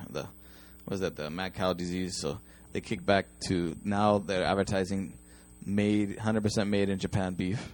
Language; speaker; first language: English; native; English